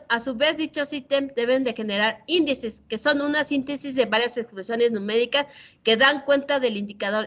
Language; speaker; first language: Spanish; native; Spanish